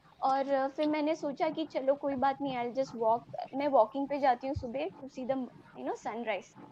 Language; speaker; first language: Hindi; non-native, local second language; Telugu